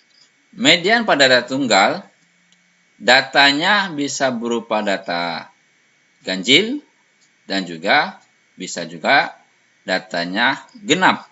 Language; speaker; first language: Indonesian; native; Indonesian